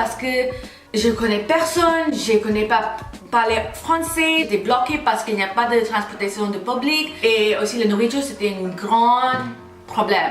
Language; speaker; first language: French; non-native, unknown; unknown